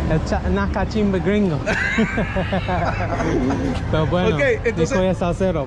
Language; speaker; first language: Spanish; non-native, learner; English